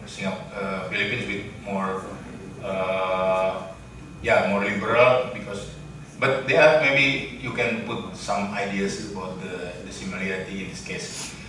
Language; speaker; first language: English; non-native, learner; Indonesian